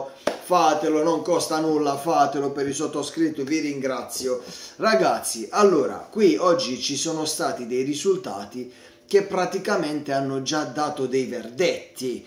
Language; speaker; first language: Italian; native; Italian